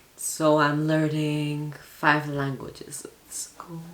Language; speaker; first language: English; early bilingual, other home language; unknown